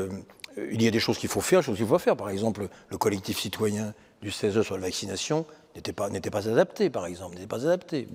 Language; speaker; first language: French; native; French